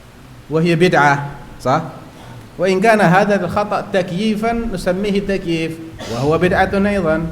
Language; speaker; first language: Arabic; non-native, fluent; Indonesian